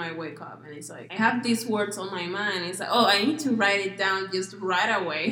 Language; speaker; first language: English; non-native, local second language; Spanish